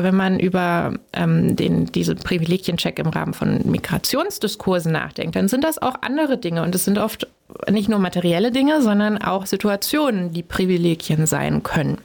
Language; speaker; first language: German; native; German